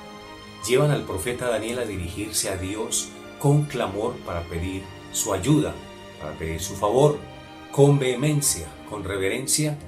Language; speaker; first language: Spanish; native; Spanish